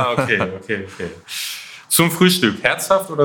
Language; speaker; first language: German; native; German